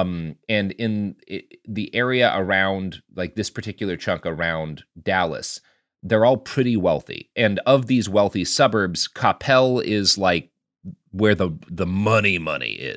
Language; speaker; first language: English; native; English